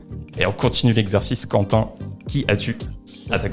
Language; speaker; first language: French; native; French